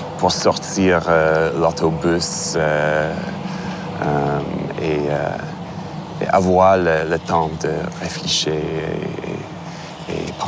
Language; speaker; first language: French; non-native, local second language; English